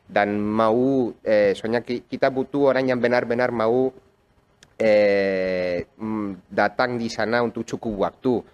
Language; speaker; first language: Indonesian; non-native, fluent; Catalan